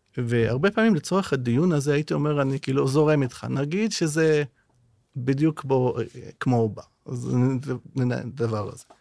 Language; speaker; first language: Hebrew; non-native, local second language; Arabic